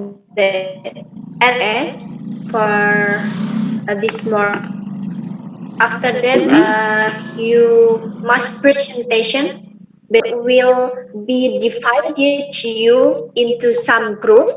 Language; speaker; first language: English; non-native, learner; Indonesian